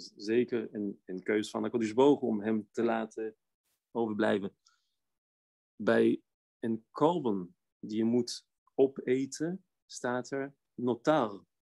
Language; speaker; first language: Dutch; non-native, fluent; Hebrew